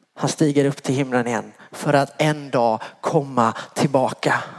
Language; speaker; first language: Swedish; native; Swedish